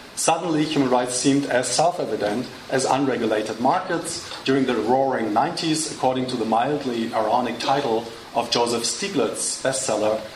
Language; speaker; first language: English; non-native, fluent; German